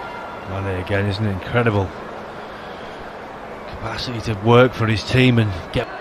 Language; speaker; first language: English; native; English